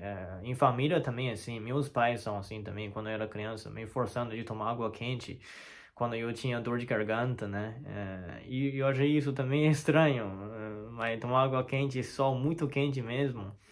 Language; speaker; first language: Portuguese; non-native, learner; Chinese